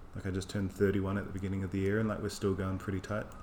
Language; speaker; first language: English; native; English